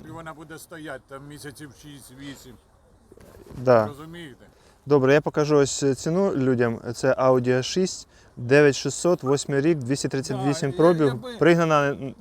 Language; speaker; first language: Ukrainian; native; Ukrainian